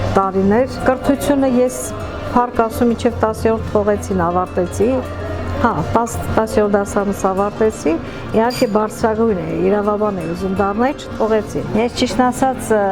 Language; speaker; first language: Armenian; non-native, local second language; Kurdish